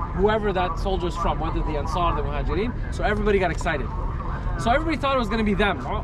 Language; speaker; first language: English; native; English